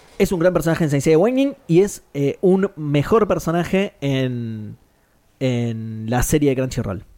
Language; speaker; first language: Spanish; native; Spanish